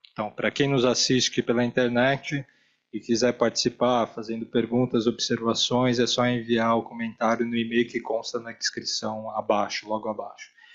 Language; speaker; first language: Portuguese; native; Portuguese